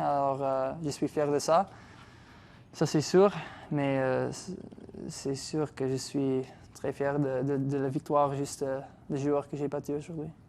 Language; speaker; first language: French; non-native, local second language; English